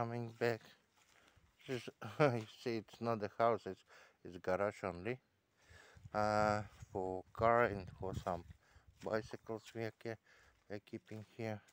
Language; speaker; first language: English; non-native, learner; Russian